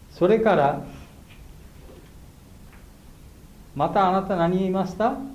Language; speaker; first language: Japanese; non-native, learner; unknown